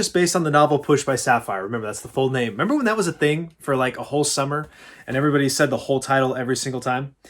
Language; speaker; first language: English; native; English